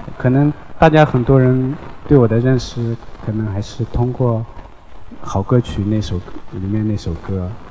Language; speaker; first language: Chinese; non-native, local second language; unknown